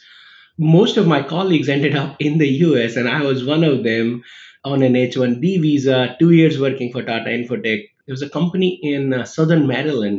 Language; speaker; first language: English; non-native, local second language; Hindi